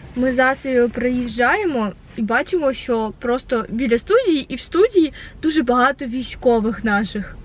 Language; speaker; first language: Ukrainian; non-native, local second language; Russian